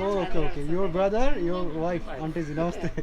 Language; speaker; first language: English; non-native, learner; Bangla